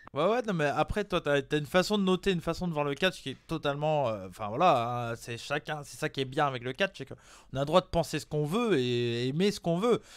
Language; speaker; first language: French; native; French